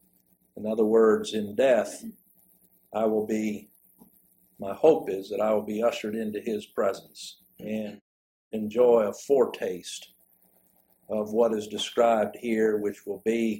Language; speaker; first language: English; native; English